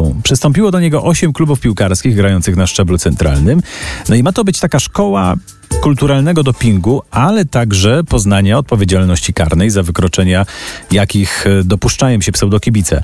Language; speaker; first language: Polish; native; Polish